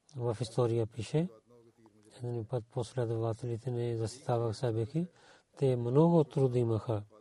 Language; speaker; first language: Bulgarian; non-native, learner; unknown